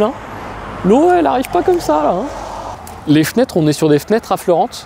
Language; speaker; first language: French; native; French